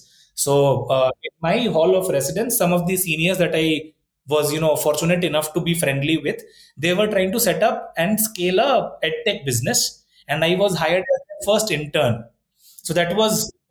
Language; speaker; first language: English; non-native, local second language; Hindi